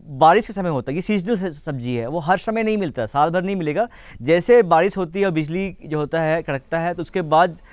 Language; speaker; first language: Hindi; native; Hindi